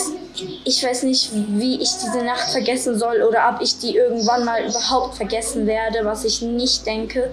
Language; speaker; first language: German; early bilingual, other home language; Georgian